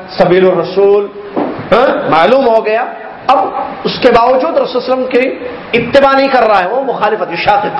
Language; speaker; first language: Urdu; native; Urdu